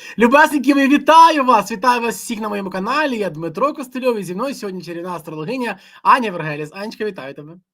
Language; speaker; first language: Ukrainian; non-native, local second language; Russian